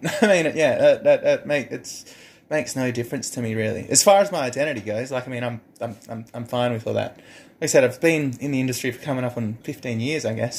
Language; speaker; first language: English; native; English